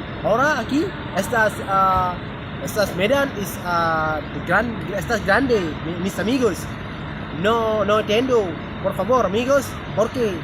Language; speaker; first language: Spanish; non-native, learner; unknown